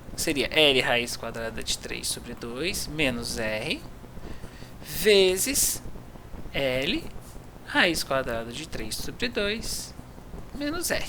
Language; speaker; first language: Portuguese; native; Portuguese